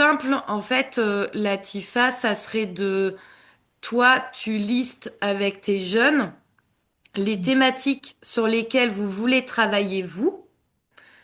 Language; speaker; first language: French; native; French